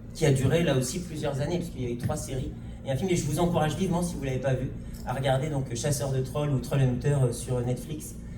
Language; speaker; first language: French; native; French